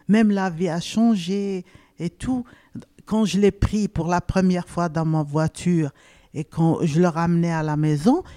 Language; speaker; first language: French; non-native, local second language; Arabic